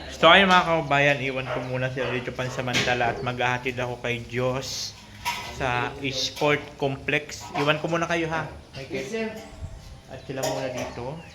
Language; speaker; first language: Filipino; native; Filipino